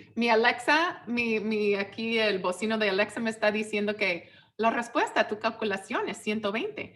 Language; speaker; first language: Spanish; non-native, fluent; English